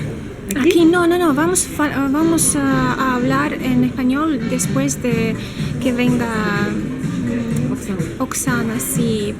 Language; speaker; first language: Spanish; non-native, learner; Russian